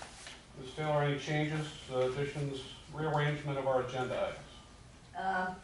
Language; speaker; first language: English; native; English